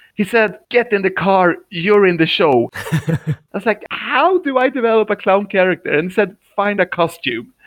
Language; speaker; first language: English; non-native, fluent; Swedish